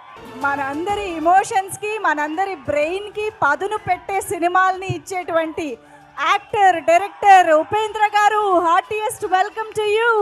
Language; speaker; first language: Telugu; native; Telugu